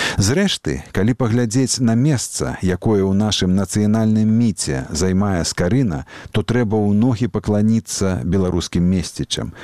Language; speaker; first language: Belarusian; native; Belarusian